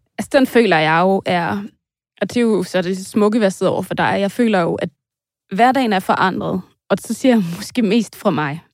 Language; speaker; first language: Danish; native; Danish